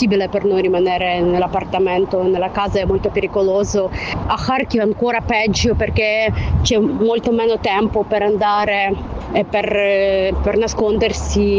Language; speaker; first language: Italian; non-native, fluent; Ukrainian